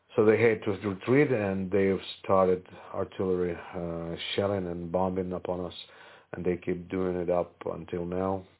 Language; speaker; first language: English; non-native, fluent; Ukrainian